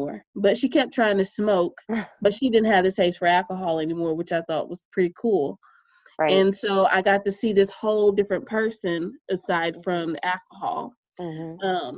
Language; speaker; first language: English; native; English